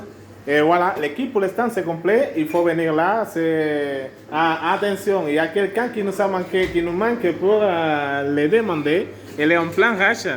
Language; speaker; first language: French; non-native, fluent; Spanish